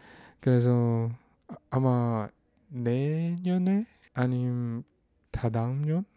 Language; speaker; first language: Korean; non-native, learner; Filipino